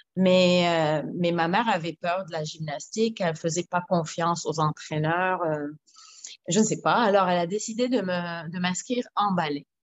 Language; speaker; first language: French; non-native, local second language; Arabic